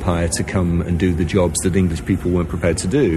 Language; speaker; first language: English; native; English